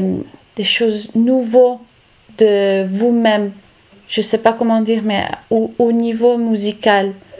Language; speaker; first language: French; non-native, learner; Italian